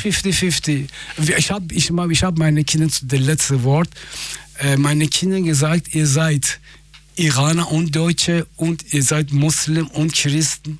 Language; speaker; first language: German; non-native, fluent; Persian